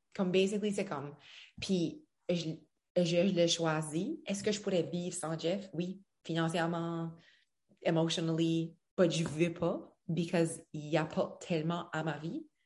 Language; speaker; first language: French; native; French